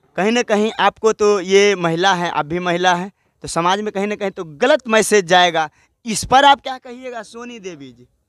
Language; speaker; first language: Hindi; native; Hindi